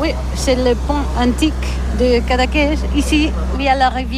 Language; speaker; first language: French; non-native, learner; Catalan